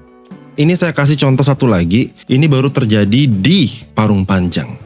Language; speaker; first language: Indonesian; native; Indonesian